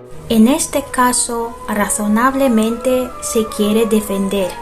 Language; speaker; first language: Spanish; non-native, fluent; Russian